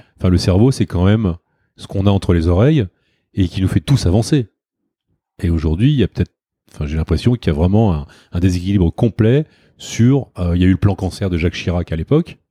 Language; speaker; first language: French; native; French